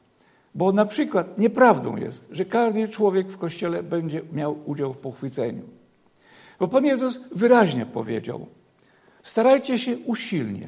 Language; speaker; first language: Polish; native; Polish